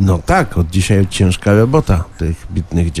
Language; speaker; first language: Polish; native; Polish